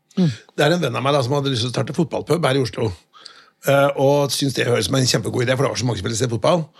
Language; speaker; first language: Norwegian; native; Norwegian